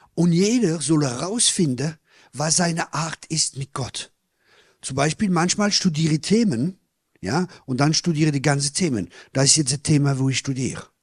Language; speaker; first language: German; non-native, fluent; French